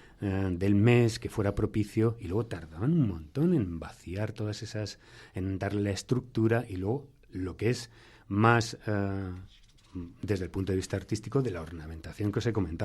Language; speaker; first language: Spanish; native; Spanish